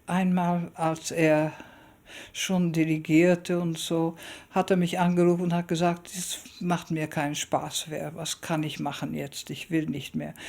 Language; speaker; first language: German; early bilingual, heritage; German